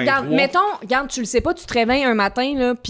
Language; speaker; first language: French; native; French